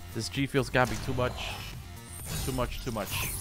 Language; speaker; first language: English; native; English